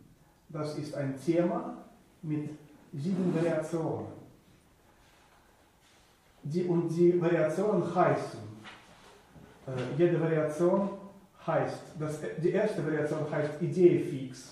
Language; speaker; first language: German; non-native, fluent; Russian